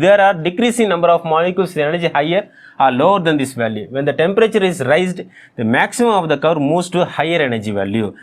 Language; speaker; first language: English; non-native, local second language; Tamil